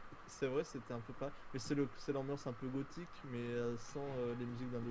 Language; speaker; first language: French; native; French